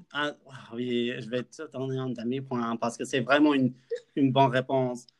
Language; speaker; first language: French; non-native, learner; English